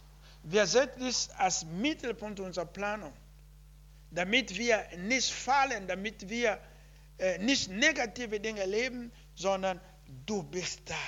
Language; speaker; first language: German; non-native, learner; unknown